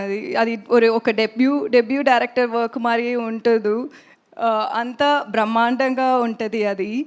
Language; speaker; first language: Telugu; non-native, learner; Tamil